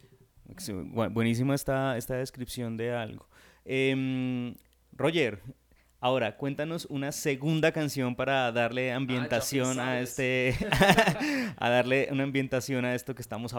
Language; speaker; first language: Spanish; native; Spanish